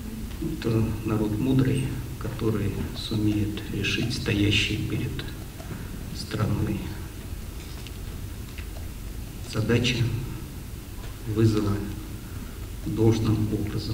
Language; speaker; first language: Russian; native; Russian